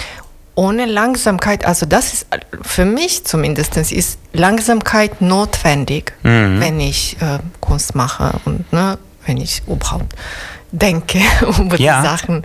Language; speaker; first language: German; non-native, fluent; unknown